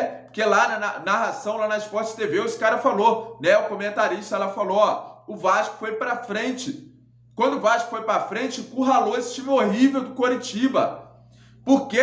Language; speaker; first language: Portuguese; native; Portuguese